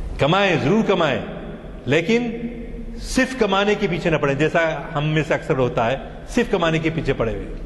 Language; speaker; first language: Urdu; native; Urdu